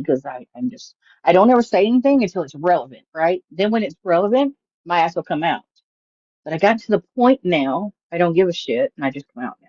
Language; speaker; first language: English; native; English